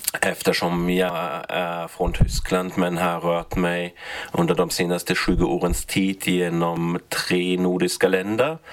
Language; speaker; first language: Swedish; non-native, fluent; German